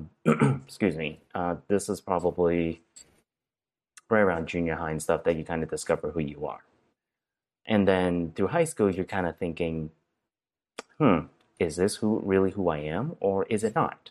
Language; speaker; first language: English; early bilingual, other home language; Cantonese